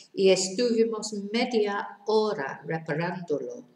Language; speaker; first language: Spanish; non-native, fluent; English